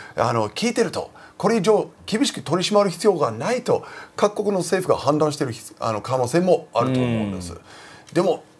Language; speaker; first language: Japanese; non-native, fluent; English